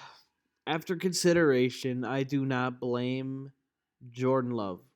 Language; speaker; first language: English; native; English